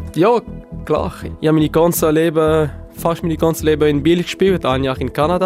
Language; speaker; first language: German; non-native, local second language; French